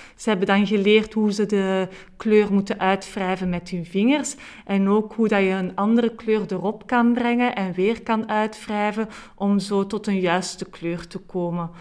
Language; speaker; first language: Dutch; native; Dutch